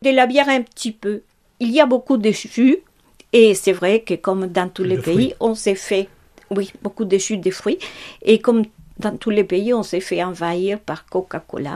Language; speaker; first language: French; non-native, fluent; Spanish